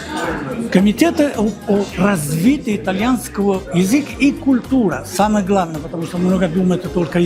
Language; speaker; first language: Russian; non-native, learner; Italian